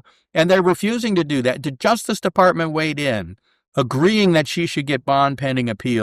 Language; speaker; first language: English; native; English